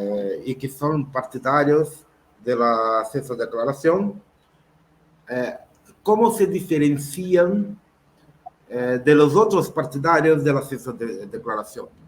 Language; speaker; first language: Spanish; non-native, local second language; Portuguese